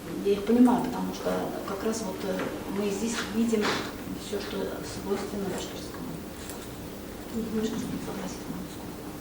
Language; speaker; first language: Russian; native; Russian